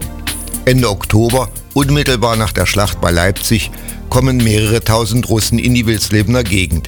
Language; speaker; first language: German; native; German